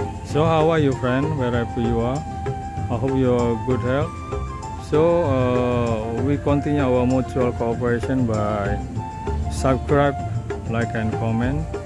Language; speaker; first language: English; non-native, learner; Indonesian